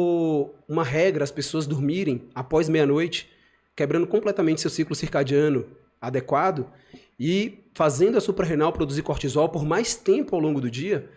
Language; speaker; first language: Portuguese; native; Portuguese